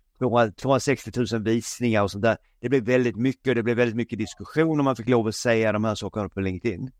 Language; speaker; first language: Swedish; native; Swedish